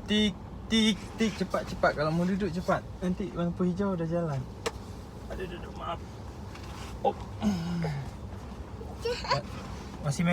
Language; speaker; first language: Indonesian; non-native, local second language; Achinese